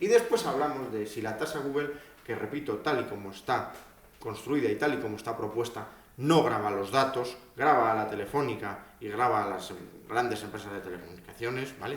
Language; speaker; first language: Spanish; native; Spanish